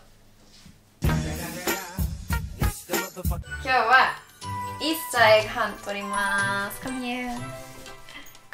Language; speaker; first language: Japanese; non-native, fluent; English